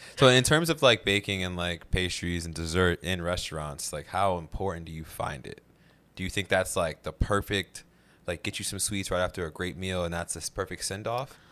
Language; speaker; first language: English; native; English